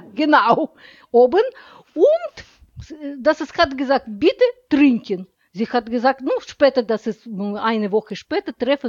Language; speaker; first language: German; non-native, learner; Russian